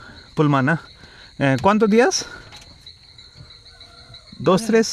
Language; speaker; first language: Spanish; non-native, learner; Hindi